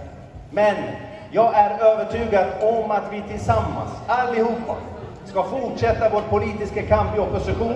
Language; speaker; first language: Swedish; early bilingual, other home language; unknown